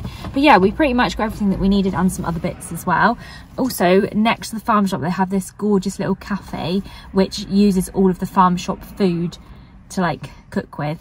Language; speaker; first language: English; native; English